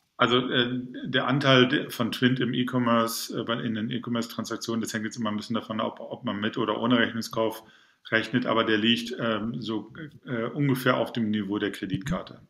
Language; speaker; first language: German; native; German